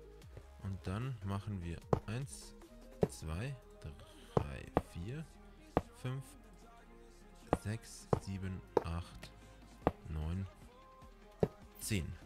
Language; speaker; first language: German; native; German